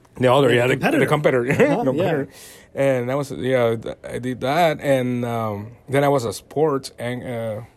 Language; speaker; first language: English; non-native, fluent; Spanish